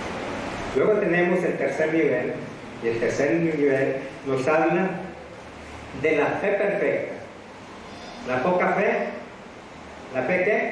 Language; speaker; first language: Spanish; native; Spanish